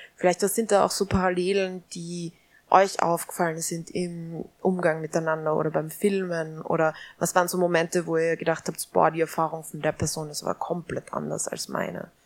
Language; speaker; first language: German; native; German